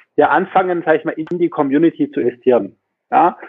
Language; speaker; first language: German; native; German